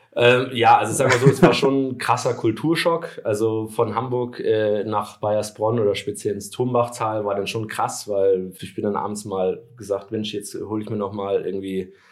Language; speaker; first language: German; native; German